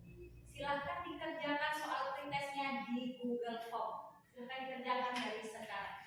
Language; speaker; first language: Indonesian; native; Indonesian